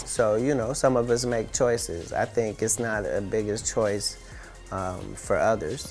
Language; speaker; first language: English; native; English